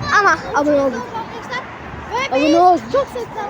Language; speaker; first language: Turkish; early bilingual, heritage; Turkish